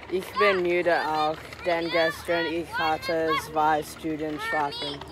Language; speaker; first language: German; non-native, learner; English